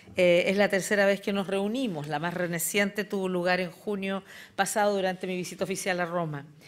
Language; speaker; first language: Spanish; native; Spanish